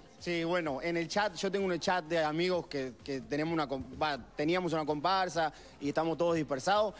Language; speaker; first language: Spanish; native; Spanish